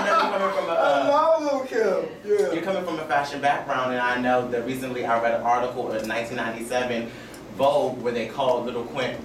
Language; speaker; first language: English; native; English